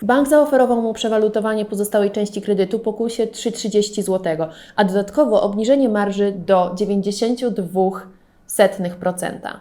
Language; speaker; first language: Polish; native; Polish